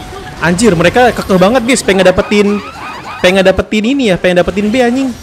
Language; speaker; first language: Indonesian; native; Indonesian